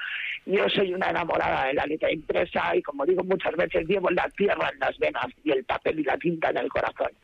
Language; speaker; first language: Spanish; native; Spanish